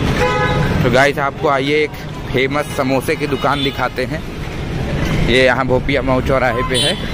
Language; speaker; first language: Hindi; native; Hindi